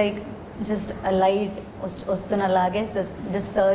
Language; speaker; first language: Telugu; non-native, learner; Malayalam